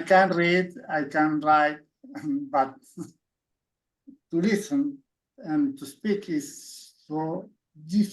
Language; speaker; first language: English; non-native, learner; Spanish